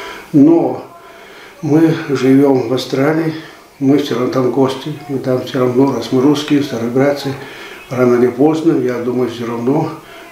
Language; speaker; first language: Russian; early bilingual, heritage; Russian